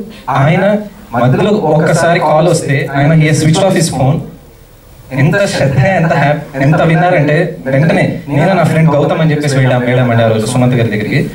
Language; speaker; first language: Telugu; native; Telugu